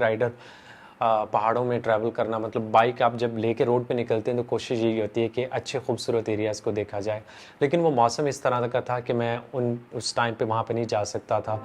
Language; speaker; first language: Urdu; native; Urdu